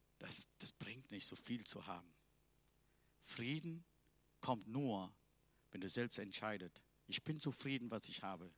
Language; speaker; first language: German; non-native, learner; Tamil